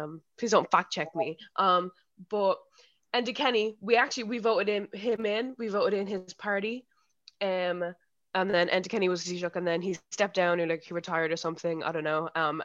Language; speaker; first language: English; native; English